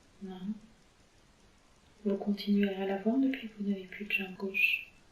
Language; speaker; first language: French; native; French